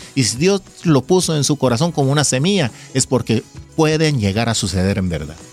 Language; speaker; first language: Spanish; non-native, fluent; Korean